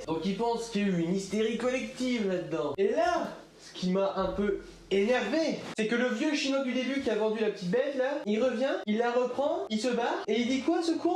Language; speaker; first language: French; native; French